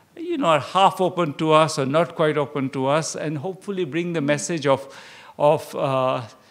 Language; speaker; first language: English; non-native, local second language; Bangla